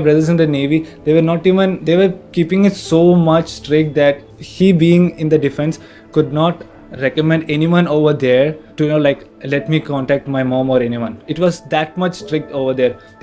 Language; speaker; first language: English; non-native, local second language; Kashmiri